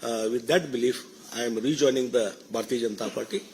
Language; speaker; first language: English; non-native, local second language; Kannada